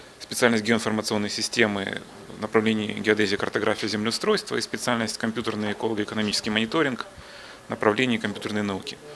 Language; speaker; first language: Russian; native; Russian